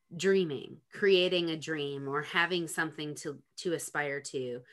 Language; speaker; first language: English; native; English